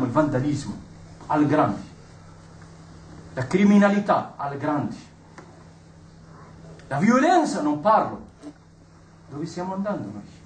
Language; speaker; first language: Italian; non-native, fluent; Arabic